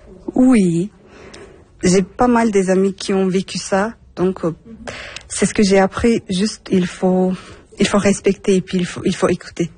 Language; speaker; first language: French; non-native, fluent; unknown